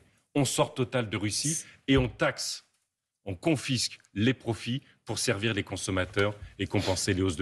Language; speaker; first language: French; native; French